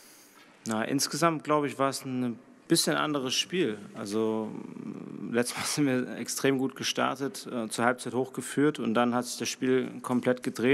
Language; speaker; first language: German; native; German